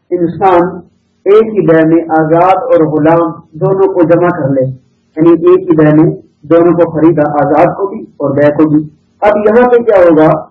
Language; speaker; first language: Urdu; native; Urdu